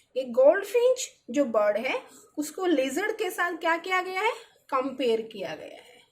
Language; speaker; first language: Hindi; native; Hindi